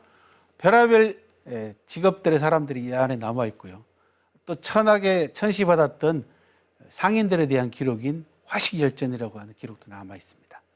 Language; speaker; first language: Korean; native; Korean